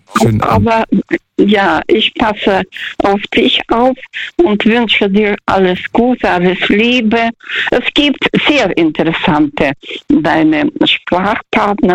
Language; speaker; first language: German; non-native, fluent; Russian